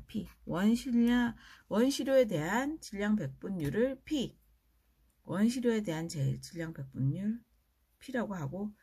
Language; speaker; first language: Korean; native; Korean